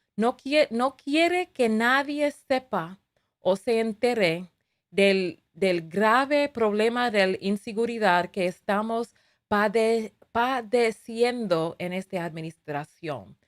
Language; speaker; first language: Spanish; non-native, learner; English